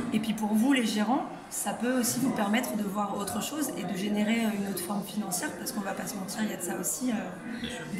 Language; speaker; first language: French; native; French